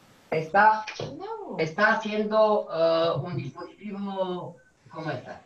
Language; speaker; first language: Spanish; non-native, fluent; Romanian